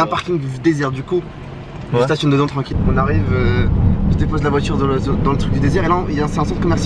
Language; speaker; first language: French; native; French